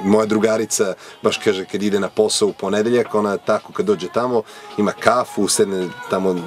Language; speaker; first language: Croatian; early bilingual, other home language; Serbian